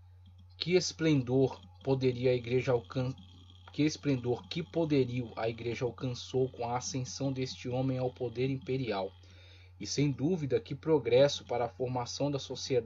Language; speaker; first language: Portuguese; native; Portuguese